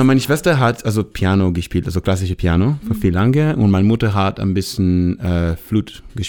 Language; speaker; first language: German; non-native, learner; Hebrew